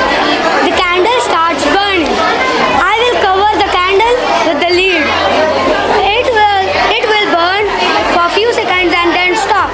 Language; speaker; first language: English; non-native, learner; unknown